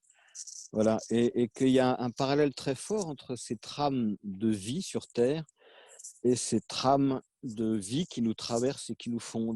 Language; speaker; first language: French; native; French